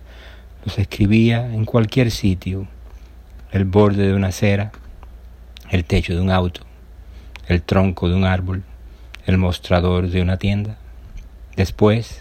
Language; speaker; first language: Spanish; native; Spanish